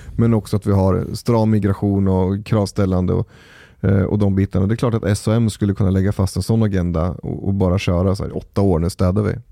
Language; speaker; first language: Swedish; native; Swedish